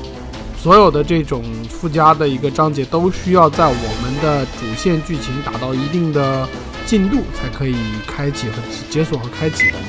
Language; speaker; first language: Chinese; native; Chinese